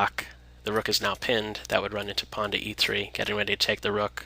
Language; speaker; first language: English; native; English